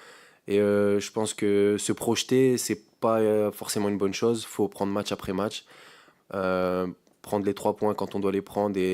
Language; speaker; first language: French; native; French